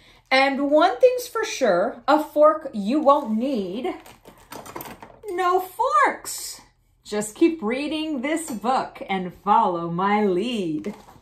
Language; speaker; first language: English; early bilingual, other home language; Spanish